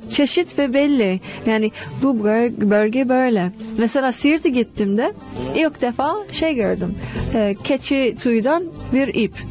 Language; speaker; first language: Turkish; non-native, fluent; English